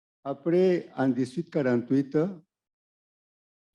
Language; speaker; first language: French; non-native, fluent; Spanish